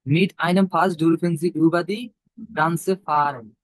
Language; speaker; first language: German; non-native, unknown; Bangla